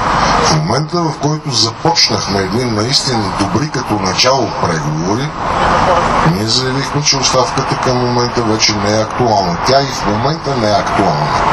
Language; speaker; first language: Bulgarian; native; Bulgarian